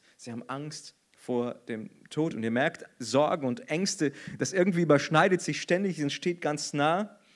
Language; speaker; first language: German; non-native, fluent; Portuguese